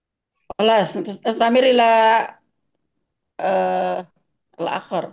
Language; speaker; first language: Arabic; non-native, fluent; Indonesian